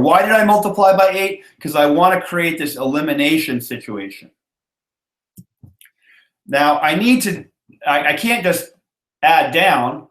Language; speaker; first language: English; native; English